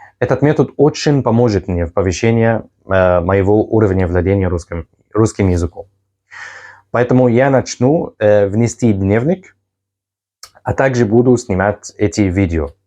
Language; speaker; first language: Russian; non-native, fluent; Arabic